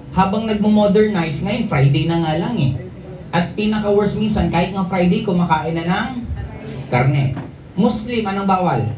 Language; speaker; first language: Filipino; non-native, local second language; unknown